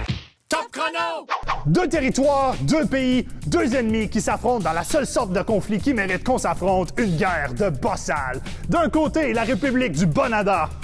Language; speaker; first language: French; native; French